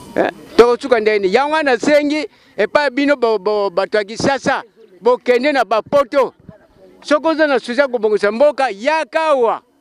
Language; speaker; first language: Lingala; native; Lingala